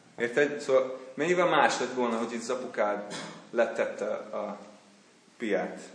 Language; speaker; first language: Hungarian; non-native, fluent; English